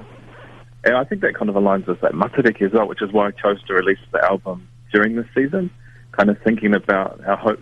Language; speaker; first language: English; native; English